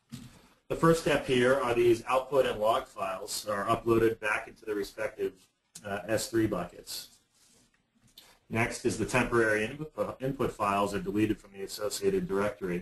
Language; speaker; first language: English; native; English